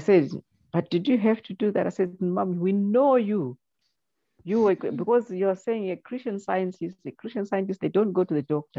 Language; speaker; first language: English; non-native, local second language; Shona